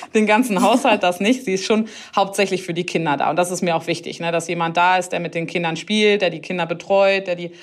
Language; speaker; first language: German; native; German